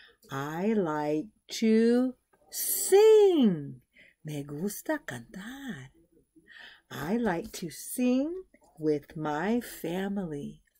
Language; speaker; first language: English; native; English